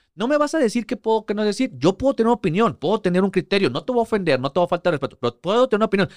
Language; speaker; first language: Spanish; native; Spanish